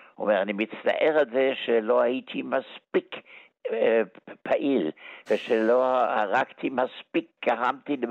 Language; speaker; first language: Hebrew; early bilingual, other home language; German